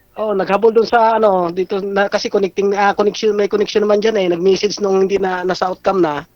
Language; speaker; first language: Filipino; non-native, local second language; Cebuano